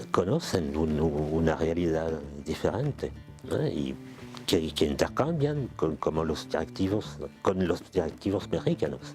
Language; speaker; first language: Spanish; non-native, fluent; French